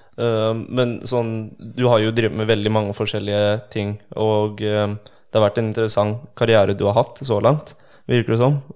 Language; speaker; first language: Norwegian; native; Norwegian